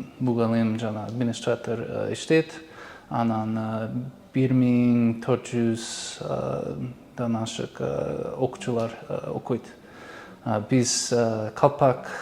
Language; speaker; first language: Kyrgyz; non-native, learner; English